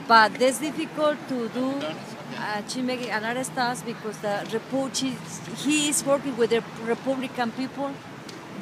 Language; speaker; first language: English; non-native, learner; Spanish